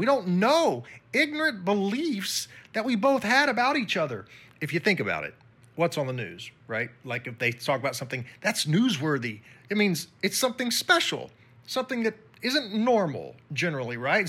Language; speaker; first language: English; native; English